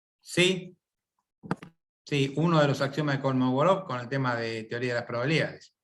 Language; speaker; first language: Spanish; native; Spanish